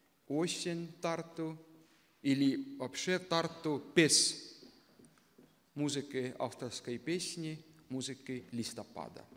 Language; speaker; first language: Russian; non-native, local second language; Estonian